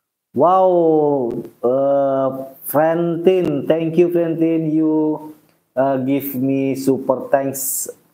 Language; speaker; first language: English; non-native, learner; Indonesian